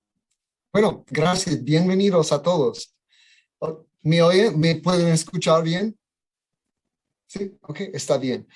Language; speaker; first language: Spanish; non-native, fluent; English